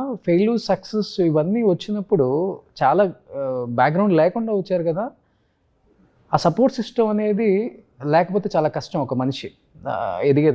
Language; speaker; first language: Telugu; native; Telugu